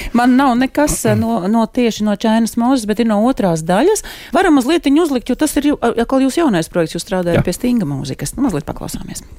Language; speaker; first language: Latvian; native; Latvian